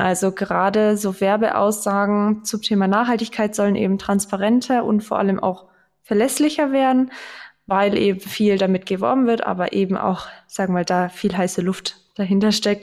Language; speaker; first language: German; native; German